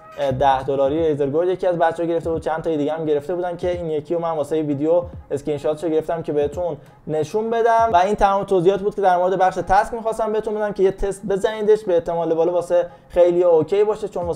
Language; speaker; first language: Persian; native; Persian